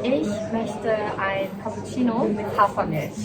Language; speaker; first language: German; early bilingual, heritage; Norwegian